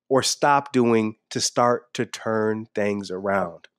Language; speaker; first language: English; native; English